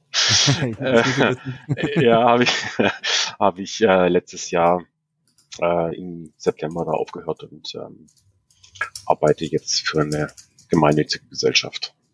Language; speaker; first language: German; native; German